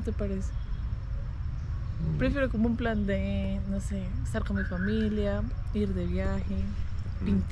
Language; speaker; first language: Spanish; native; Spanish